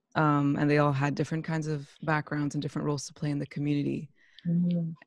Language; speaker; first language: English; native; English